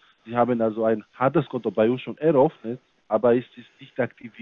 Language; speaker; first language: German; non-native, fluent; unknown